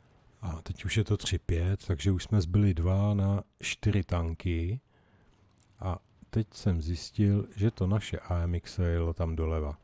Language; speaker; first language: Czech; native; Czech